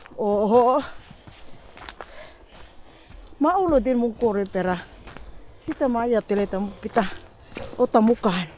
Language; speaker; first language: Finnish; non-native, learner; Filipino